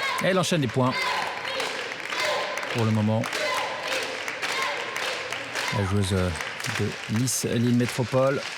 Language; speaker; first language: French; native; French